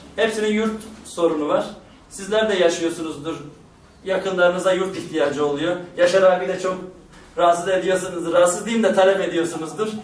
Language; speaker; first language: Turkish; native; Turkish